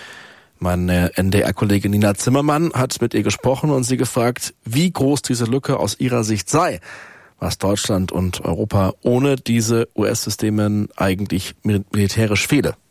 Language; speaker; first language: German; native; German